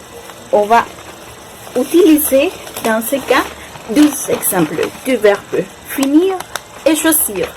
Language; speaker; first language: French; non-native, learner; Spanish